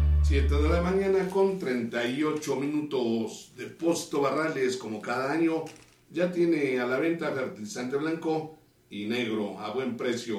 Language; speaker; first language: Spanish; native; Spanish